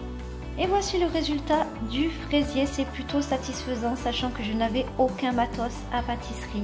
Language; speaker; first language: French; native; French